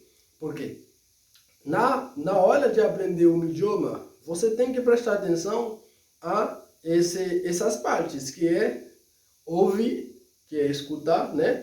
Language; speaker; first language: Portuguese; non-native, fluent; Haitian Creole